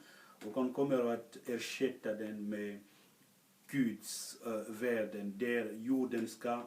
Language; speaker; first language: Swedish; non-native, fluent; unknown